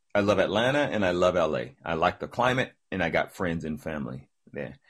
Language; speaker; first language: English; native; English